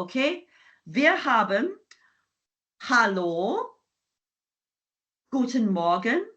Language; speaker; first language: German; non-native, fluent; English